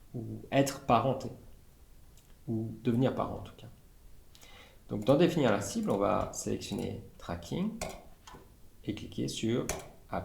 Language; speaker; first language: French; native; French